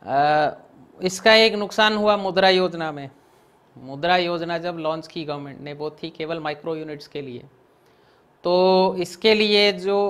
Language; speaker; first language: Hindi; non-native, local second language; Gujarati